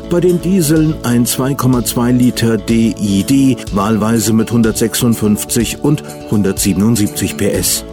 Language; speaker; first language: German; native; German